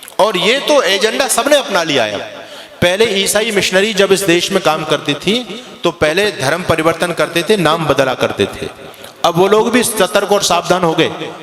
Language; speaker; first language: Hindi; native; Hindi